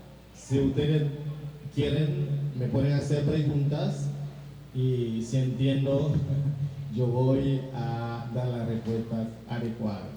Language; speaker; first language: Spanish; non-native, fluent; Haitian Creole